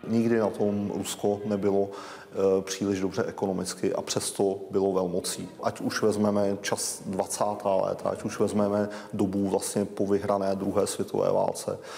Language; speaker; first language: Czech; native; Czech